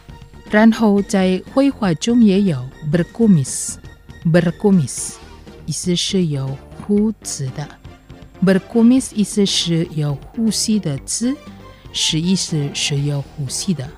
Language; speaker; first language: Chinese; non-native, fluent; Indonesian